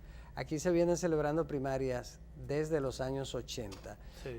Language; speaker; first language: Spanish; native; Spanish